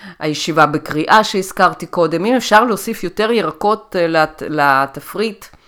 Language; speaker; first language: Hebrew; early bilingual, other home language; Russian